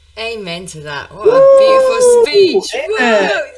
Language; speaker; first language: English; native; English